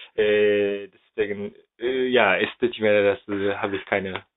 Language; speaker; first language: German; non-native, fluent; Japanese